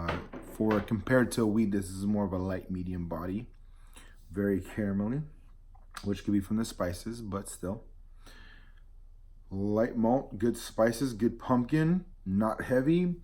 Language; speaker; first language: English; native; English